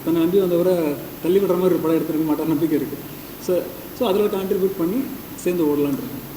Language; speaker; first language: Tamil; native; Tamil